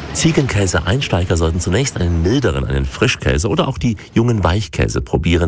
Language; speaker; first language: German; native; German